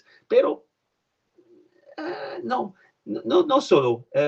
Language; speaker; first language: Spanish; non-native, learner; French